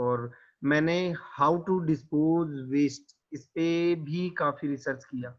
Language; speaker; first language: Hindi; native; Hindi